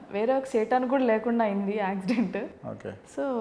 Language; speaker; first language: Telugu; native; Telugu